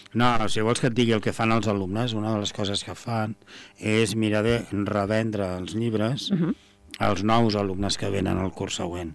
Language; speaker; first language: Catalan; native; Catalan